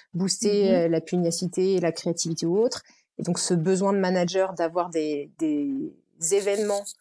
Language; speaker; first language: French; native; French